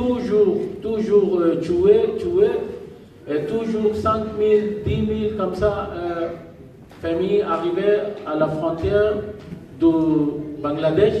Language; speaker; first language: French; non-native, learner; Rohingya